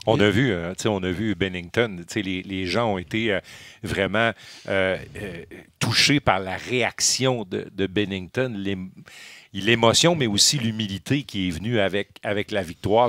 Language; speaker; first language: French; native; French